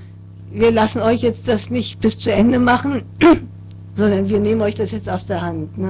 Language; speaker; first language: German; native; German